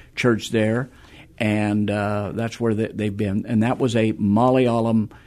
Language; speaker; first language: English; native; English